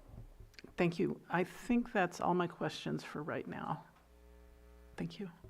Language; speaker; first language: English; native; English